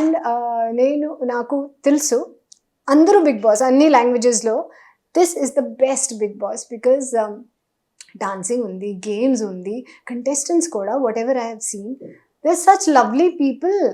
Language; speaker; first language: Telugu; non-native, learner; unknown